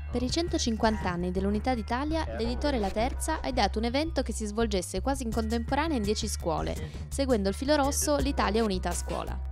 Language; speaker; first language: Italian; native; Italian